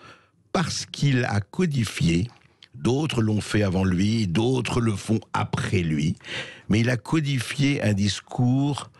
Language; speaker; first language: French; native; French